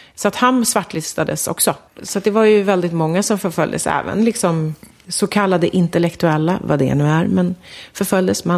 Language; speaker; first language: Swedish; early bilingual, other home language; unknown